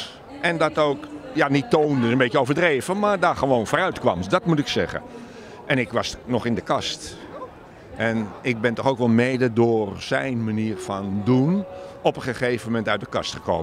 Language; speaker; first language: Dutch; native; Dutch